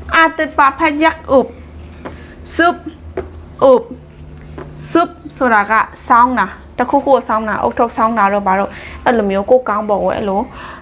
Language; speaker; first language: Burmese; non-native, local second language; Shan